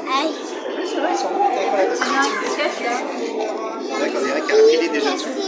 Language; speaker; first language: French; native; French